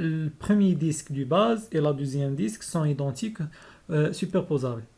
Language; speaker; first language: French; non-native, local second language; Arabic